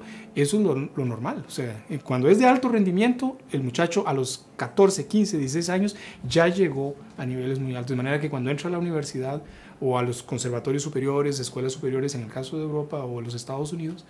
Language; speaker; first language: Spanish; native; Spanish